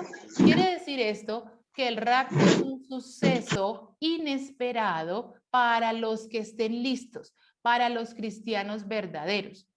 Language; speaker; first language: Spanish; native; Spanish